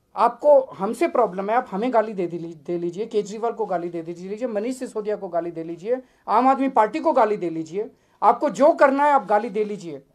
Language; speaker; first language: Hindi; native; Hindi